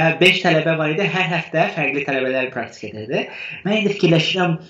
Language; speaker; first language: Azerbaijani; non-native, fluent; Turkish